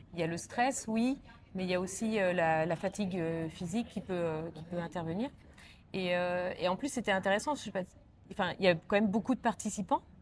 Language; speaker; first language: French; native; French